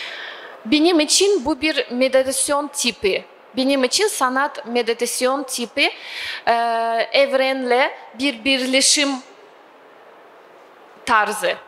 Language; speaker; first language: Turkish; non-native, fluent; Russian